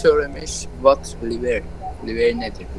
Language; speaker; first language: Turkish; early bilingual, heritage; Turkish